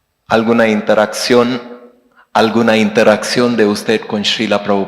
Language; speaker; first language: Spanish; non-native, fluent; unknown